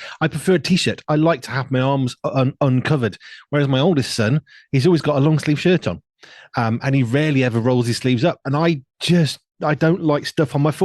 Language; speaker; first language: English; native; English